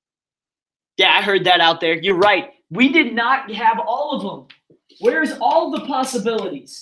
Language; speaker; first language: English; native; English